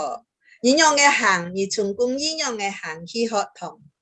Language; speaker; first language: Chinese; early bilingual, heritage; Chinese